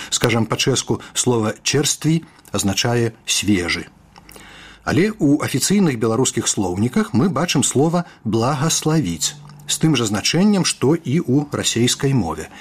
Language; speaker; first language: Belarusian; native; Belarusian